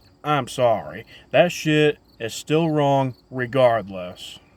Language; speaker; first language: English; native; English